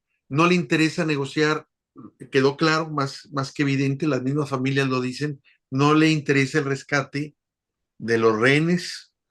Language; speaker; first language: Spanish; native; Spanish